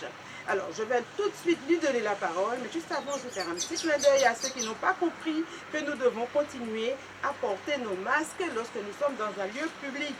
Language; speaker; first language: French; native; French